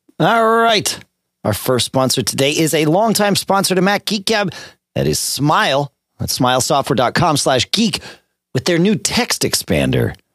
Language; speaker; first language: English; native; English